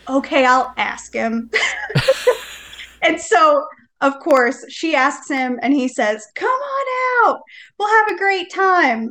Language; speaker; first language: English; native; English